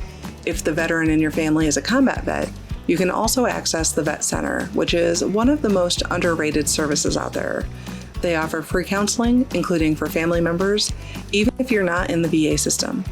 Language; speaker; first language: English; native; English